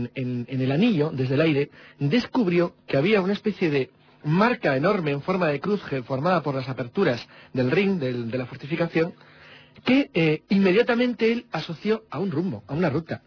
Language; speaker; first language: Spanish; native; Spanish